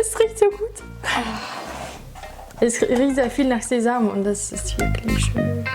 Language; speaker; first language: German; non-native, fluent; Russian